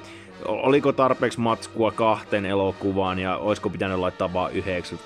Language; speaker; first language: Finnish; native; Finnish